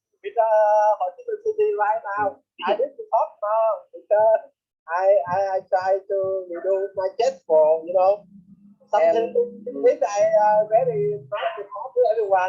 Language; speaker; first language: English; non-native, learner; Vietnamese